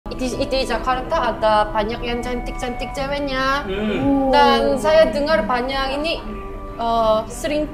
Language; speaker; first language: Indonesian; non-native, learner; Korean